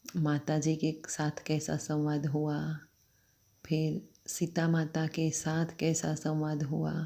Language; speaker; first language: Hindi; non-native, local second language; Gujarati